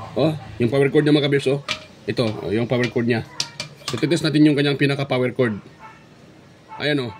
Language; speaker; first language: Filipino; native; Filipino